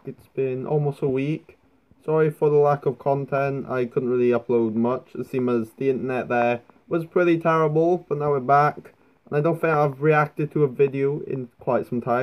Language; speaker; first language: English; native; English